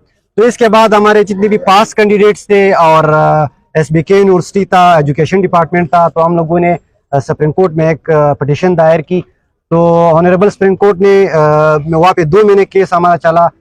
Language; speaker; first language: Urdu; non-native, local second language; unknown